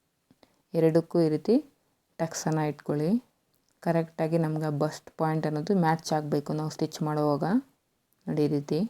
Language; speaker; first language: Kannada; native; Kannada